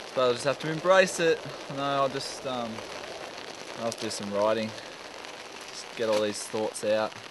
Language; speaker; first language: English; native; English